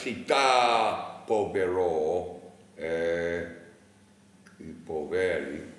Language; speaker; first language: Italian; non-native, learner; English